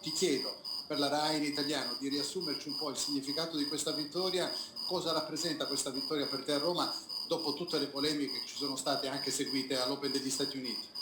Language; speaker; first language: Italian; native; Italian